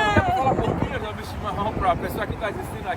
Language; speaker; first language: Portuguese; non-native, fluent; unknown